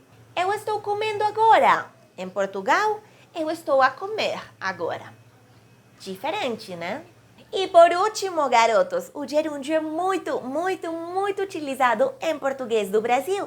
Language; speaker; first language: Portuguese; non-native, fluent; Spanish